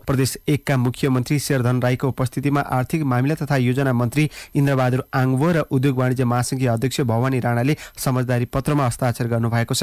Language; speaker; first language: Nepali; native; Nepali